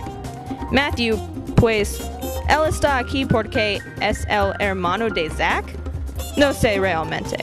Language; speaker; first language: Spanish; non-native, learner; English